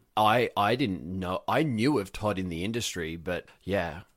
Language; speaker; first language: English; native; English